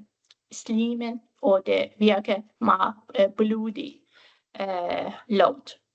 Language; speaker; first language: Danish; non-native, fluent; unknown